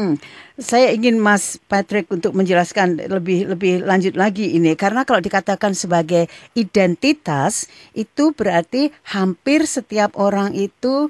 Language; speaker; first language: Indonesian; native; Indonesian